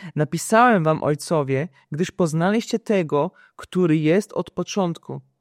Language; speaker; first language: Polish; native; Polish